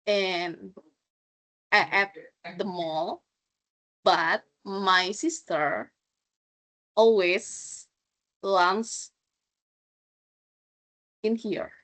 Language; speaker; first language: English; non-native, learner; Indonesian